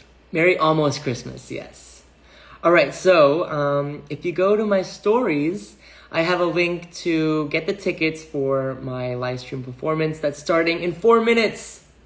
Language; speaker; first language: English; early bilingual, other home language; Korean